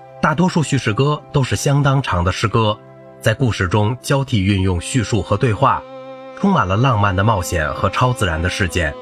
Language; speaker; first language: Chinese; native; Chinese